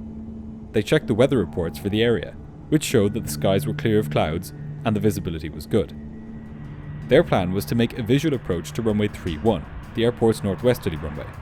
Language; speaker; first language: English; native; English